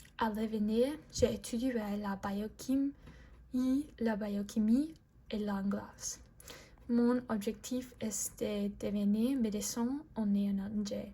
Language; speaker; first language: French; non-native, learner; English